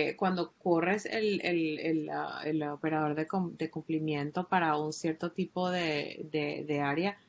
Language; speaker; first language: Spanish; native; Spanish